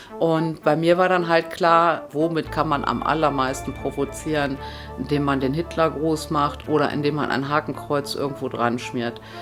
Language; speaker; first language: German; native; German